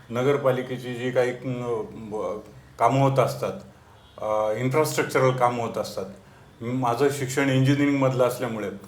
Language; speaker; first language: Marathi; native; Marathi